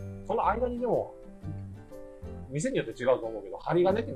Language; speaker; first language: Japanese; native; Japanese